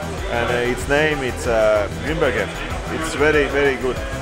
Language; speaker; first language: English; non-native, learner; Russian